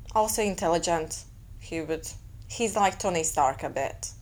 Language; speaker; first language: English; non-native, fluent; Latvian